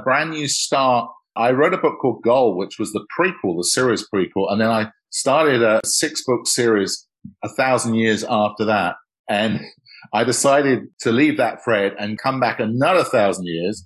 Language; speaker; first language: English; native; English